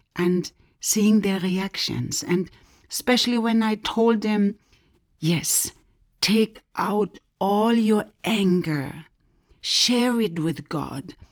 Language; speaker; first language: English; non-native, fluent; German